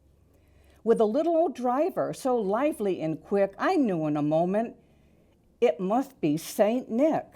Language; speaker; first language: English; native; English